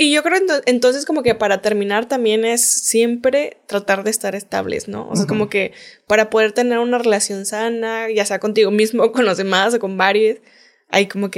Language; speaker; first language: Spanish; native; Spanish